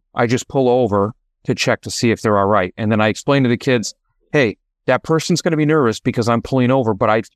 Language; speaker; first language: English; native; English